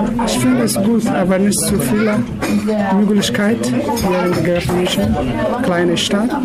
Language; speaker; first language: German; non-native, learner; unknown